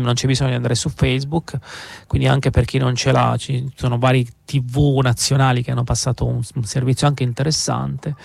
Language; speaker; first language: Italian; native; Italian